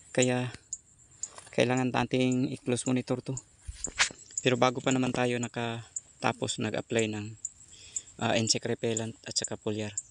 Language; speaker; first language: Filipino; non-native, local second language; Cebuano